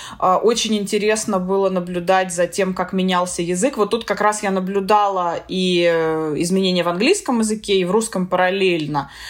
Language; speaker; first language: Russian; native; Russian